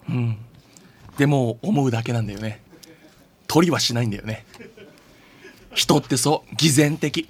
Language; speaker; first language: Japanese; native; Japanese